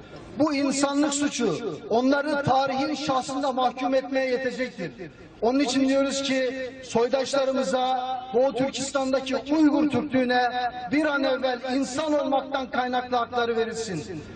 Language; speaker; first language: Turkish; native; Turkish